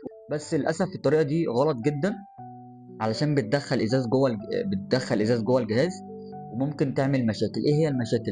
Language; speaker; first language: Arabic; native; Arabic